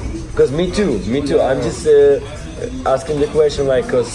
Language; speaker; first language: English; non-native, learner; Russian